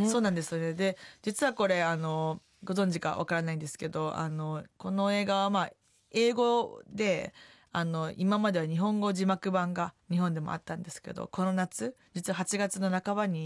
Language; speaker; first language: Japanese; native; Japanese